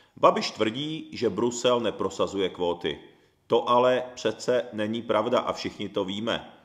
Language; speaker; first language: Czech; early bilingual, other home language; Japanese